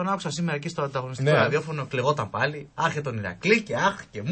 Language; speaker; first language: Greek; native; Greek